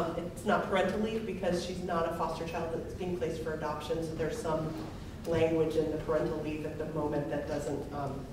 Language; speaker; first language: English; native; English